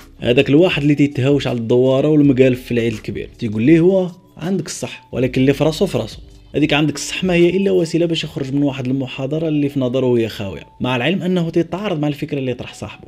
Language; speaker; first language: Arabic; native; Arabic